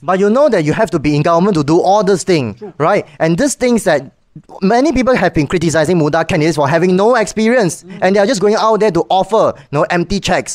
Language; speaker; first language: English; non-native, local second language; Chinese